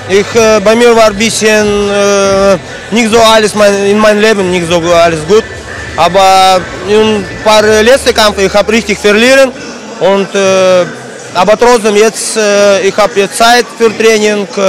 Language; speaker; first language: German; non-native, learner; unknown